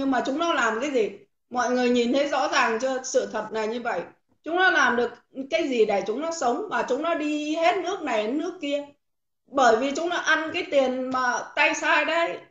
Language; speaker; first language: Vietnamese; native; Vietnamese